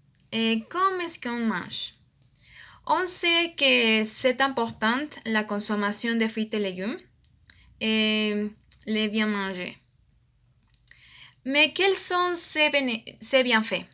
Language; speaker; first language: French; non-native, learner; Spanish